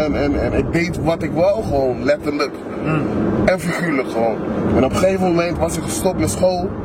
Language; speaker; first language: Dutch; non-native, local second language; Papiamento